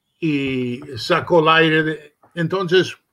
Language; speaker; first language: Spanish; early bilingual, heritage; Spanish